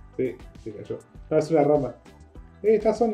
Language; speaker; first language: Spanish; native; Spanish